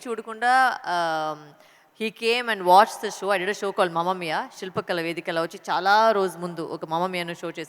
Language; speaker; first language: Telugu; non-native, local second language; Tamil